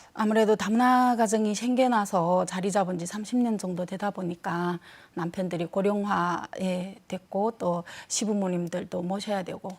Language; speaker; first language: Korean; non-native, fluent; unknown